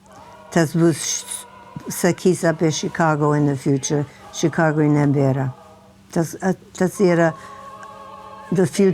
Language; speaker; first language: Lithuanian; early bilingual, heritage; Lithuanian